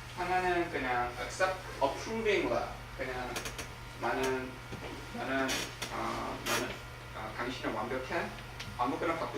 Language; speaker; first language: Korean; early bilingual, heritage; English